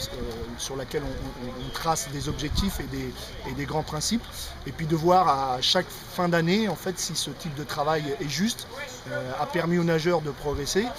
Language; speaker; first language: French; native; French